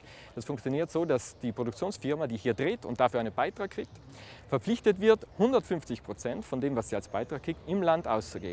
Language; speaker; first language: German; native; German